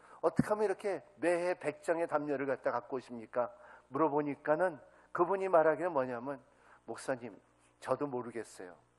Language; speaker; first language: Korean; native; Korean